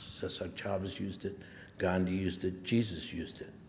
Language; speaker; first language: English; early bilingual, other home language; Spanish